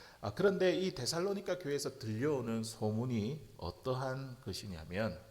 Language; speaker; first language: Korean; native; Korean